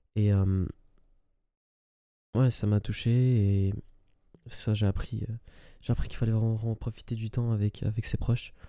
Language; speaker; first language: French; early bilingual, other home language; Arabic